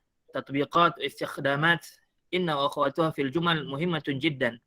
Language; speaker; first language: Arabic; non-native, fluent; Malay